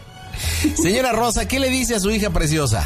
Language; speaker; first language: Spanish; native; Spanish